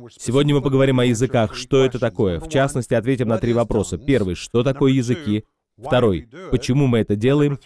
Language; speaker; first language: Russian; non-native, fluent; English